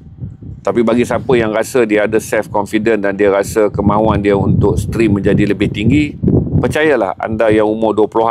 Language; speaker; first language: Malay; native; Malay